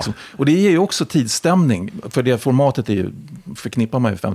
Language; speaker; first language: Swedish; native; Swedish